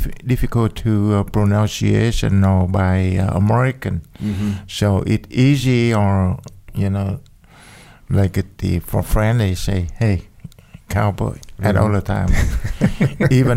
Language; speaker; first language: English; non-native, learner; Vietnamese